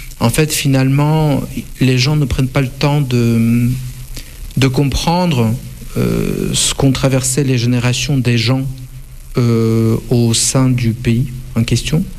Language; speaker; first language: French; non-native, fluent; Russian